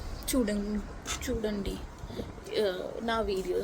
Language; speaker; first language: Telugu; non-native, learner; Marathi